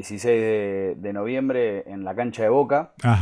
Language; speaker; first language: Spanish; native; Spanish